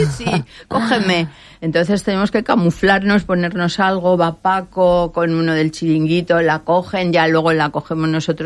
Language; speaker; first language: Spanish; native; Spanish